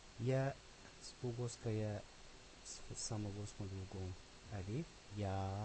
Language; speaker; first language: Polish; non-native, learner; Arabic